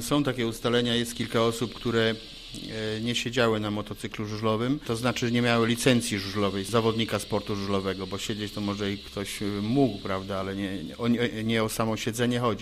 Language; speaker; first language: Polish; native; Polish